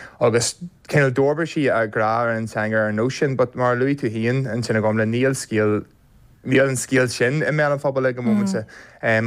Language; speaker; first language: Irish; native; Irish